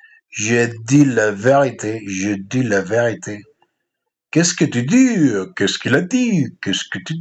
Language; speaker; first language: French; non-native, fluent; Spanish